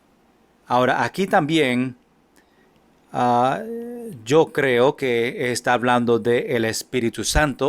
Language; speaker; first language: Spanish; non-native, fluent; English